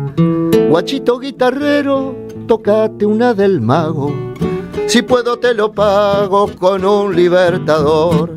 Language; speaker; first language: Spanish; native; Spanish